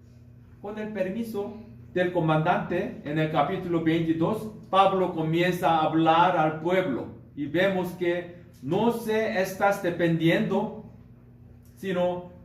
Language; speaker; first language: Spanish; non-native, learner; Korean